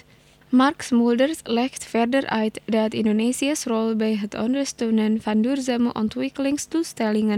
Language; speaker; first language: Dutch; non-native, learner; Indonesian